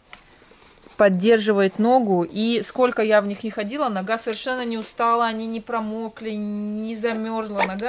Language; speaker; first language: Russian; native; Russian